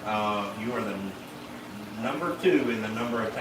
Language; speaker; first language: English; native; English